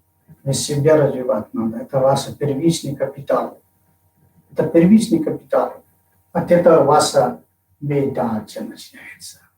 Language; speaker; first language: Russian; non-native, fluent; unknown